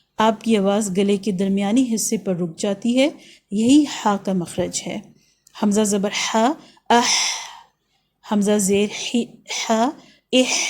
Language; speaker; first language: Urdu; native; Urdu